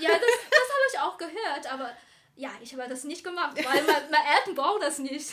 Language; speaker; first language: German; non-native, learner; Chinese